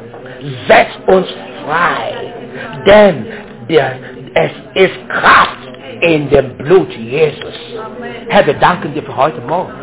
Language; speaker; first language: German; non-native, learner; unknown